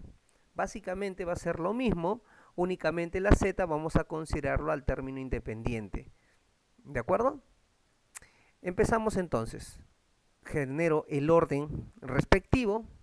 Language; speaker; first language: Spanish; native; Spanish